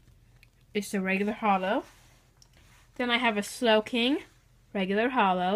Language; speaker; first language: English; native; English